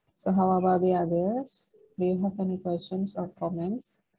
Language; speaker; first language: English; non-native, fluent; Indonesian